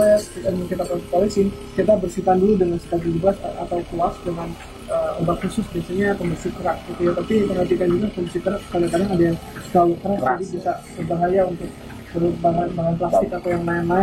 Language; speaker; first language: Indonesian; native; Indonesian